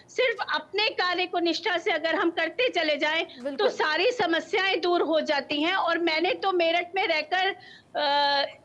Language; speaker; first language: Hindi; native; Hindi